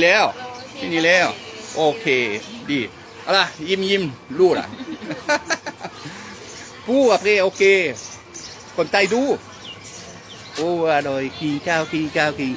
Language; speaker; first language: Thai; non-native, learner; French